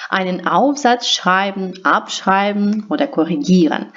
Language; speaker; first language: German; non-native, fluent; Ukrainian